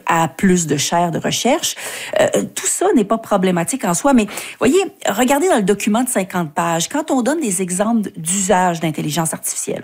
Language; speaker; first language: French; native; French